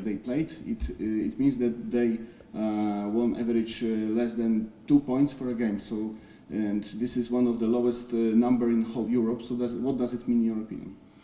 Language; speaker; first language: English; non-native, fluent; Polish